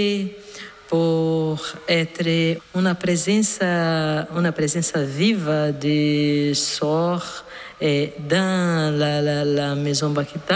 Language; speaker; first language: French; non-native, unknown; Portuguese